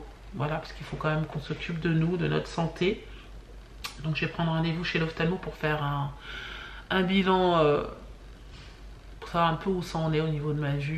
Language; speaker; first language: French; native; French